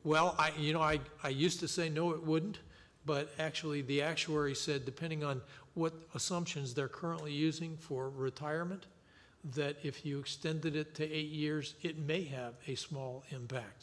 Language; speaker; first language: English; native; English